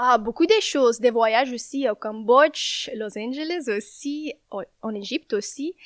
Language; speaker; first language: French; non-native, learner; Dutch